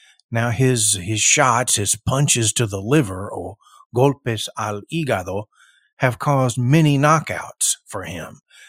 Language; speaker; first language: English; early bilingual, other home language; Spanish